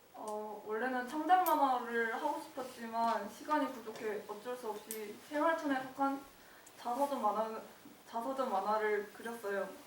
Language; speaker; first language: Korean; native; Korean